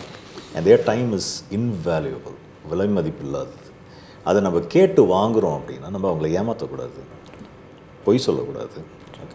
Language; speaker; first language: Tamil; native; Tamil